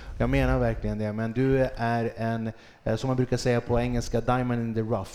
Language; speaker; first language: Swedish; early bilingual, other home language; Kurdish